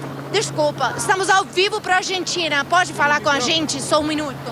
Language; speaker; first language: Portuguese; non-native, learner; Spanish